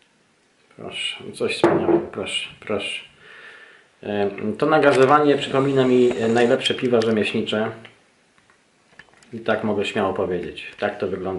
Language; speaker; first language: Polish; native; Polish